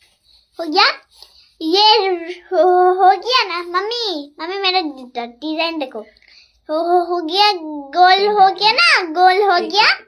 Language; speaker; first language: Hindi; non-native, local second language; Bangla